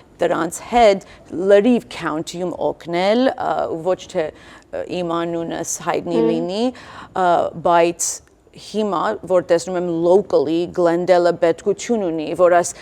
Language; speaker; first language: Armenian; early bilingual, heritage; Armenian